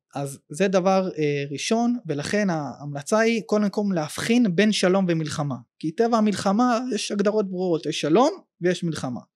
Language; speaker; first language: Hebrew; native; Hebrew